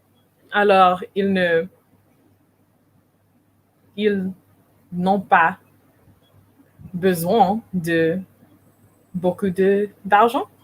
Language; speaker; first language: French; non-native, learner; English